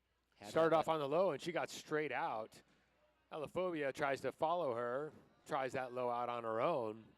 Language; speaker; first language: English; native; English